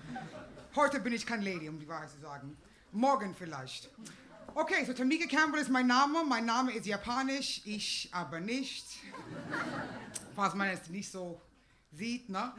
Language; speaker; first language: German; non-native, fluent; English